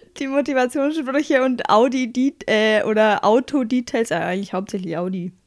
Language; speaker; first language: German; native; German